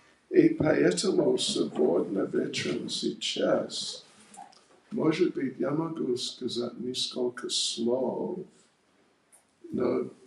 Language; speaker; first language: Russian; non-native, learner; English